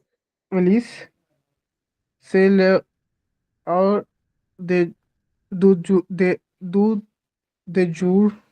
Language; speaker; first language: French; non-native, learner; Hindi